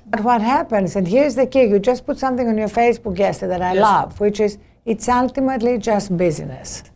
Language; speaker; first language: English; non-native, fluent; Greek